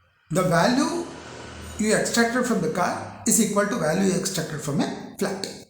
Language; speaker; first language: English; non-native, local second language; Telugu